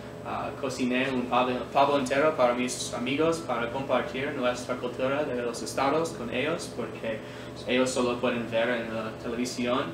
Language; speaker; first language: Spanish; non-native, learner; English